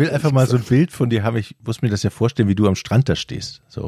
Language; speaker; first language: German; native; German